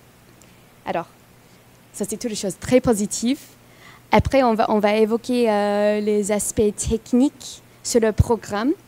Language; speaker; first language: French; non-native, fluent; English